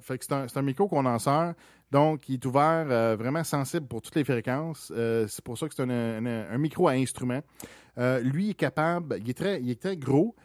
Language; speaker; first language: French; native; French